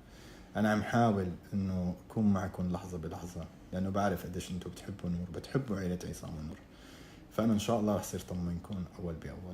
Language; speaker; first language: Arabic; native; Arabic